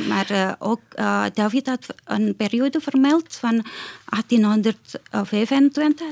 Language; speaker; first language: Dutch; non-native, fluent; Indonesian